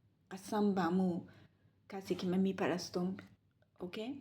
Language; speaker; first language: Persian; early bilingual, heritage; Persian